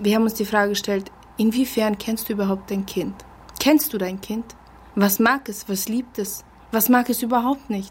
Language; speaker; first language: German; early bilingual, heritage; German